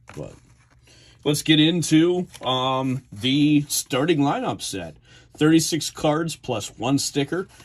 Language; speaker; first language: English; native; English